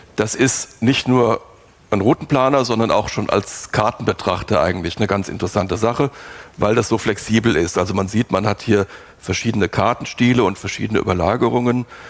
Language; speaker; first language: German; native; German